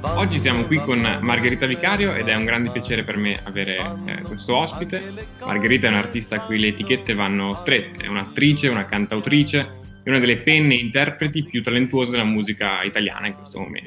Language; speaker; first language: Italian; native; Italian